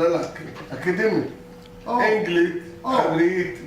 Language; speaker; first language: Hebrew; non-native, local second language; Arabic